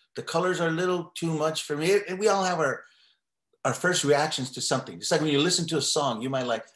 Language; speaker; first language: English; native; English